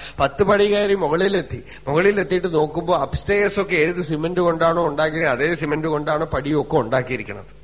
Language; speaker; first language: Malayalam; non-native, local second language; Tamil